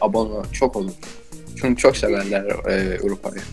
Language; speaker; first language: Turkish; early bilingual, heritage; Turkish